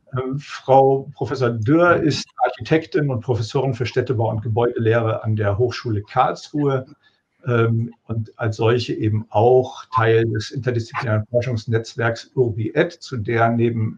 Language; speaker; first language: German; native; German